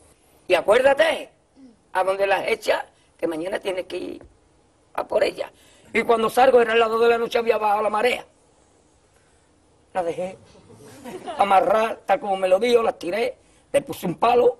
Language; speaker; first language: Spanish; native; Spanish